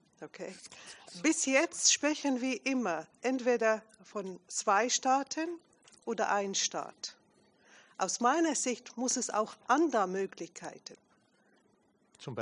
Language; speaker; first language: German; non-native, fluent; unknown